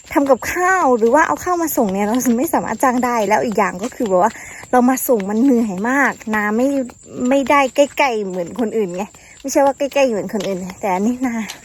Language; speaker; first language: Thai; non-native, local second language; Shan